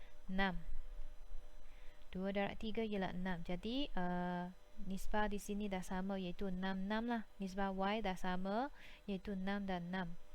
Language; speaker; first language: Malay; native; Malay